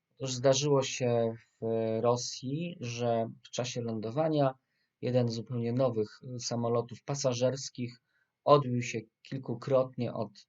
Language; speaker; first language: Polish; native; Polish